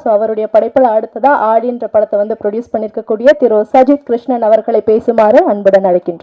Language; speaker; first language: Tamil; native; Tamil